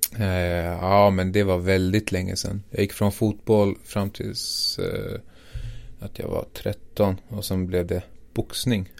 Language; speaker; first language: Swedish; native; Swedish